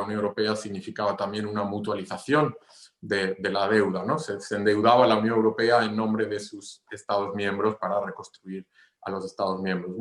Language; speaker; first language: Spanish; non-native, fluent; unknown